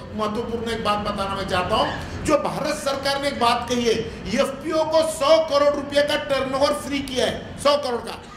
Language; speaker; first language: Hindi; non-native, local second language; Marathi